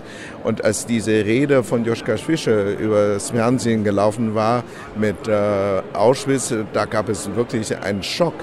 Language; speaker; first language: German; non-native, fluent; Chinese